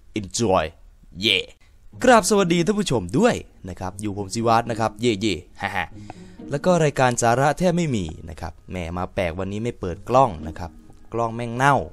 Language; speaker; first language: Thai; native; Thai